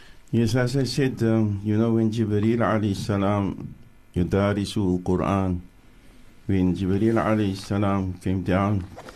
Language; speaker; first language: English; native; English